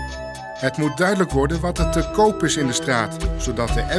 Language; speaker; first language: Dutch; native; Dutch